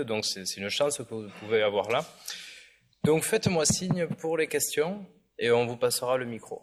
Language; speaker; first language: French; native; French